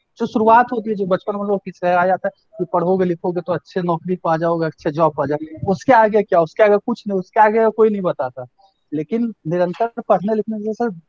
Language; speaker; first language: Hindi; native; Hindi